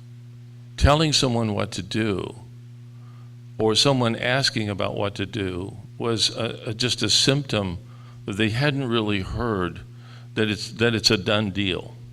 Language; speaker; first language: English; native; English